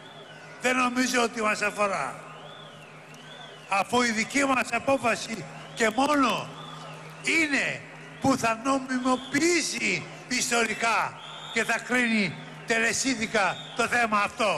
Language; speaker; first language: Greek; native; Greek